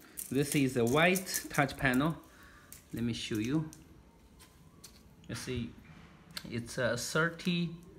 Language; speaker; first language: English; non-native, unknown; Chinese